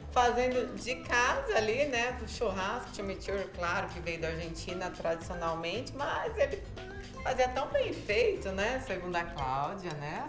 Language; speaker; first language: Portuguese; native; Portuguese